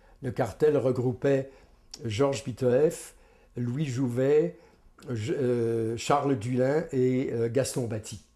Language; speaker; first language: French; native; French